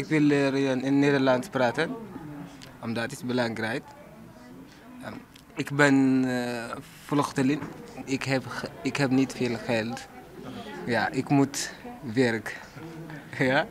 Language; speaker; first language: Dutch; non-native, learner; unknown